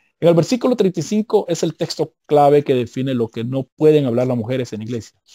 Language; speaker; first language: Spanish; native; Spanish